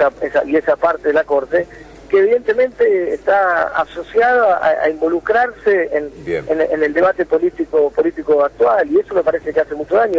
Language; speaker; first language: Spanish; native; Spanish